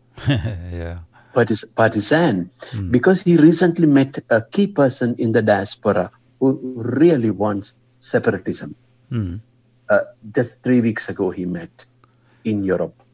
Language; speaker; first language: English; non-native, local second language; Sinhala